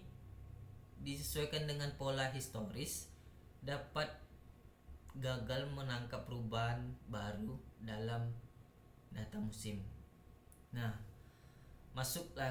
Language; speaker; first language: Indonesian; native; Indonesian